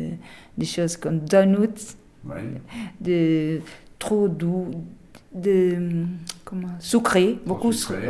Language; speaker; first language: French; non-native, learner; Portuguese